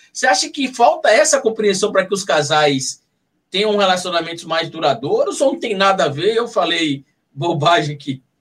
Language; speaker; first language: Portuguese; native; Portuguese